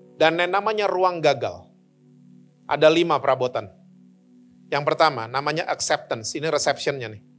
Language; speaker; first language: Indonesian; native; Indonesian